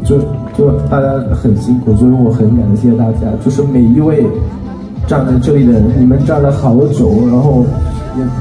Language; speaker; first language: Chinese; non-native, fluent; Thai